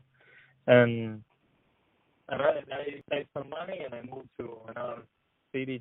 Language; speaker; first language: English; non-native, learner; Spanish